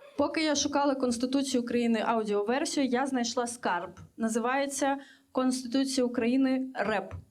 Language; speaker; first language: Ukrainian; native; Ukrainian